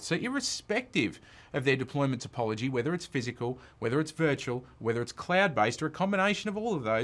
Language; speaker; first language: English; native; English